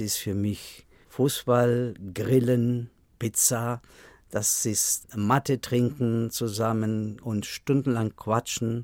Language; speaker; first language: German; non-native, fluent; Spanish